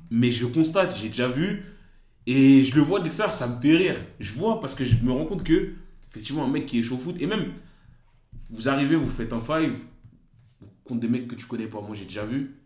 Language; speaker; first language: French; native; French